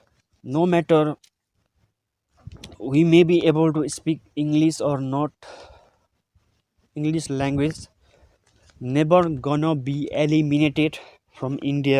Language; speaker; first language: English; non-native, local second language; Nepali